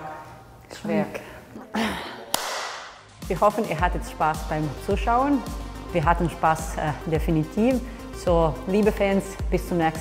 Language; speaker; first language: German; non-native, fluent; Serbian